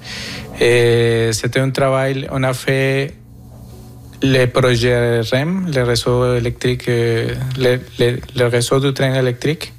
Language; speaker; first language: French; non-native, fluent; Spanish